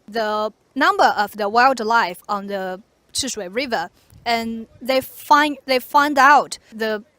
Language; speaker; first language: English; non-native, fluent; Chinese